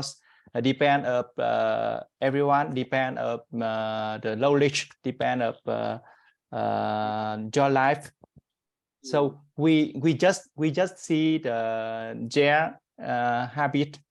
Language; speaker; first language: English; non-native, learner; Vietnamese